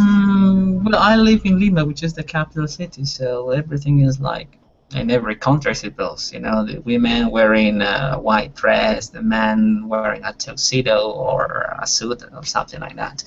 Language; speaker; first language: English; non-native, fluent; Spanish